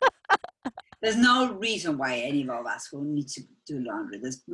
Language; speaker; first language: English; non-native, fluent; Spanish